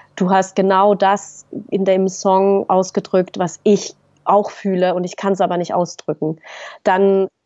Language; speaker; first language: German; native; German